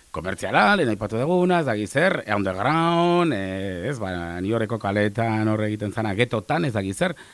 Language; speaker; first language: Basque; non-native, local second language; Spanish